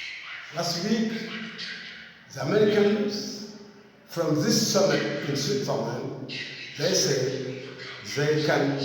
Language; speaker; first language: English; non-native, fluent; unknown